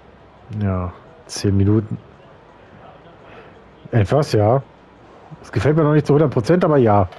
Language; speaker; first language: German; native; German